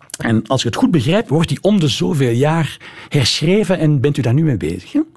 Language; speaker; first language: Dutch; native; Dutch